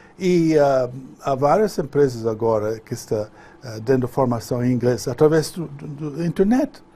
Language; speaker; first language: Portuguese; non-native, fluent; English